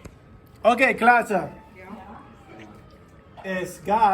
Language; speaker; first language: German; non-native, fluent; English